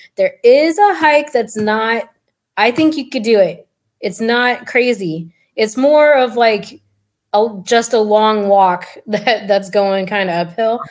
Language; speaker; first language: English; native; English